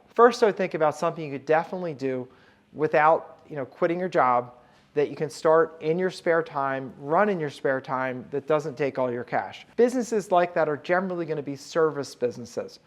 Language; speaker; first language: English; native; English